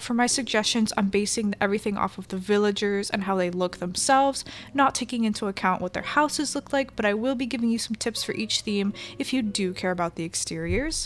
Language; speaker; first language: English; native; English